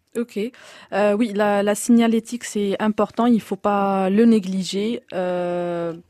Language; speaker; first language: French; non-native, local second language; Arabic